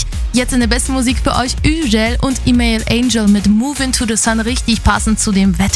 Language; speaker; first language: German; native; German